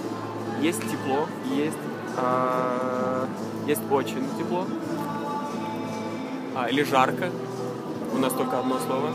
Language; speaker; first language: Russian; non-native, fluent; Norwegian